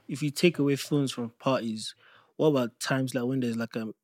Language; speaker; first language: English; non-native, local second language; Yoruba